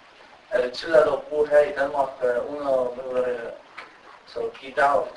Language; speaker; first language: Danish; early bilingual, other home language; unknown